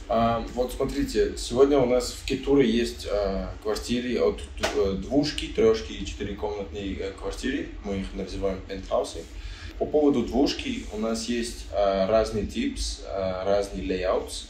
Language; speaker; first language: Russian; non-native, fluent; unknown